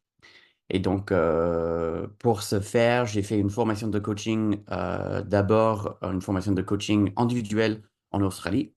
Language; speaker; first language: French; non-native, fluent; English